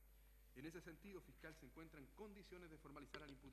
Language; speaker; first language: Spanish; native; Spanish